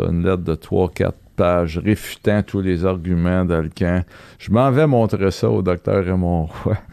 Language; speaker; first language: French; native; French